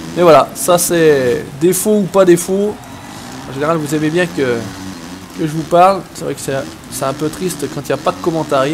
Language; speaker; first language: French; native; French